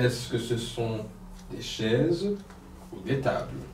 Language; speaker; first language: French; non-native, fluent; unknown